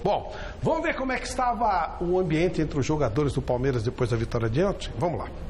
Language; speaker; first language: Portuguese; native; Portuguese